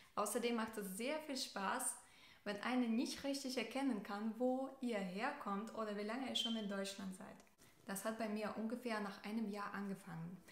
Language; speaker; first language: German; non-native, fluent; Russian